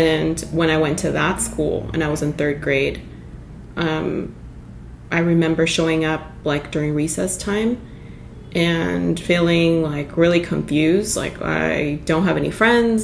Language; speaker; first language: English; early bilingual, other home language; Spanish